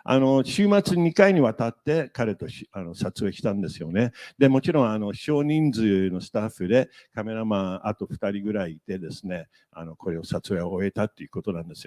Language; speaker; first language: Japanese; native; Japanese